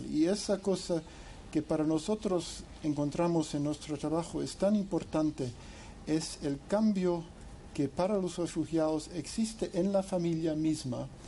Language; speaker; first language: Spanish; non-native, fluent; English